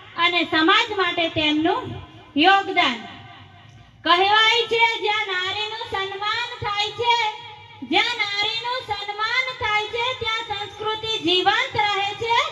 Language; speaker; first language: Gujarati; non-native, local second language; Rathawi